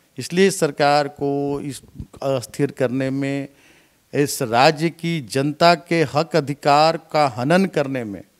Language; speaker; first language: Hindi; native; Hindi